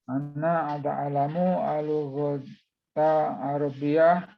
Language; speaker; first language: Arabic; non-native, learner; Indonesian